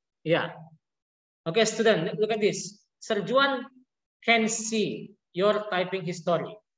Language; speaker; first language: English; non-native, learner; Indonesian